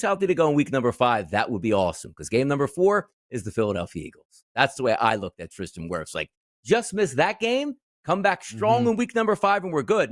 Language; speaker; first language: English; native; English